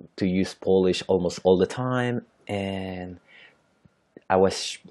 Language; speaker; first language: English; non-native, fluent; Spanish